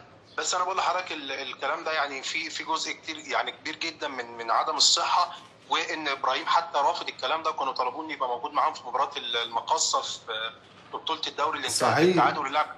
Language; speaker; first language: Arabic; native; Arabic